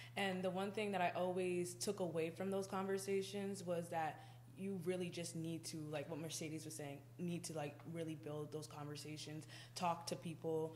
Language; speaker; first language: English; native; English